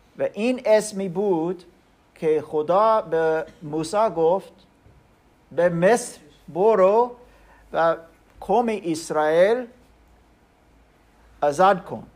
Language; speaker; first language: Persian; non-native, learner; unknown